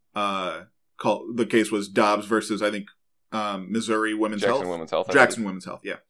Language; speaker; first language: English; native; English